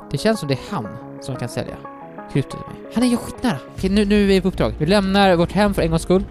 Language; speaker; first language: Swedish; native; Swedish